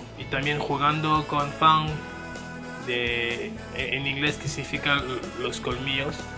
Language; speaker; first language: Spanish; non-native, fluent; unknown